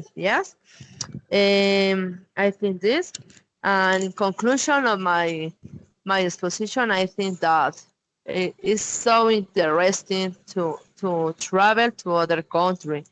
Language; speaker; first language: English; non-native, learner; Spanish